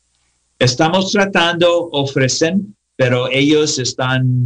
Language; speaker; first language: Spanish; non-native, learner; English